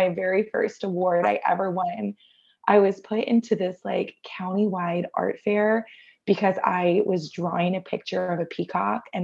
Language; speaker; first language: English; native; English